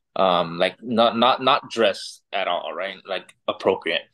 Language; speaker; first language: English; native; English